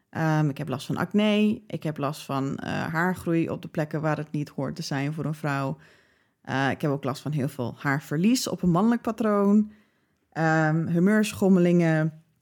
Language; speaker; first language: Dutch; early bilingual, other home language; English